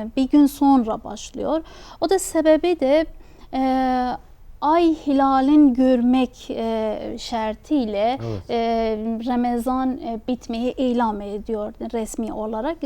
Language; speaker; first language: Turkish; non-native, fluent; Persian